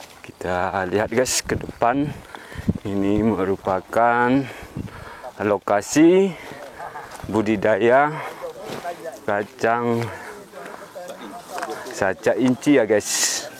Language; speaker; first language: Indonesian; native; Indonesian